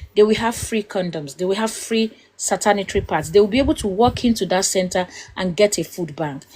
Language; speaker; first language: English; non-native, local second language; Yoruba